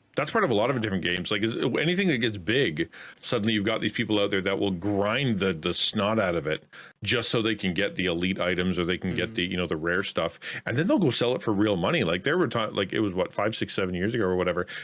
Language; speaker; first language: English; native; English